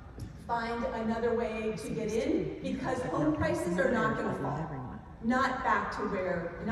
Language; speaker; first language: English; native; English